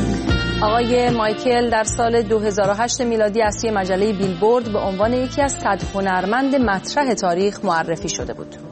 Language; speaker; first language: Persian; native; Persian